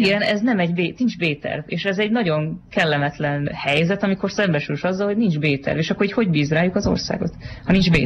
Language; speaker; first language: Hungarian; native; Hungarian